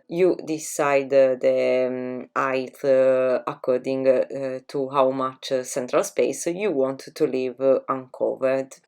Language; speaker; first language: English; non-native, fluent; Italian